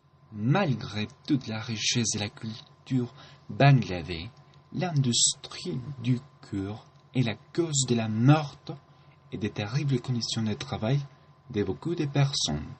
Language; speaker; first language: French; non-native, learner; Spanish